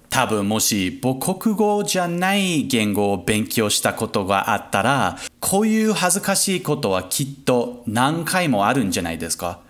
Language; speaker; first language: Japanese; non-native, fluent; English